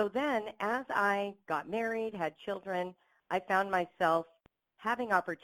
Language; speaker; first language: English; native; English